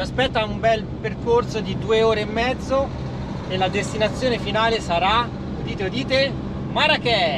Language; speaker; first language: Italian; native; Italian